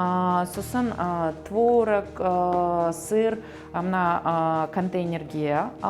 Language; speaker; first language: Kazakh; early bilingual, heritage; Kazakh